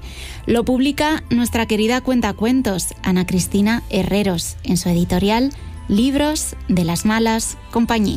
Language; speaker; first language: Spanish; native; Spanish